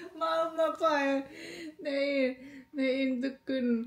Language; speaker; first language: Korean; non-native, learner; Lao